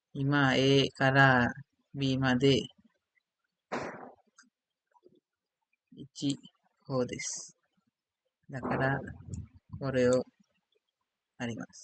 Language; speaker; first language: Japanese; non-native, learner; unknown